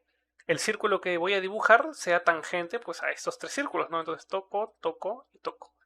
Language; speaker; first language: Spanish; native; Spanish